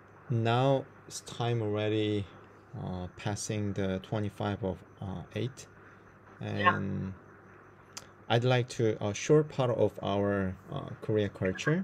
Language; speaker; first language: English; non-native, fluent; Korean